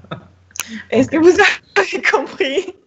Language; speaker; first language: French; non-native, fluent; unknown